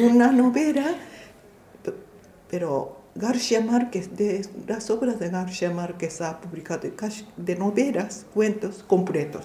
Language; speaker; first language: Spanish; non-native, fluent; Japanese